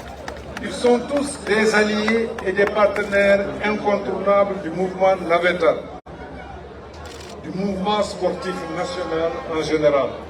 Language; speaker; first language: French; non-native, local second language; Wolof